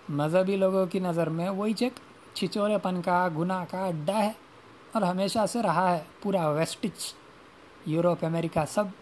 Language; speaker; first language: Urdu; native; Urdu